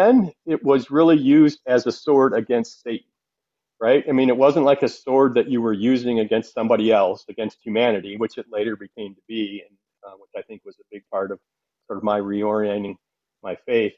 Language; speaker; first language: English; native; English